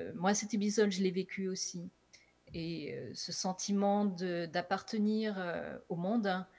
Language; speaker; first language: French; native; French